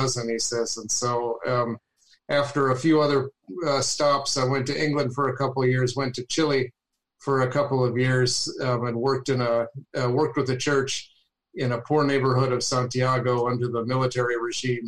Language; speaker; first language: English; native; English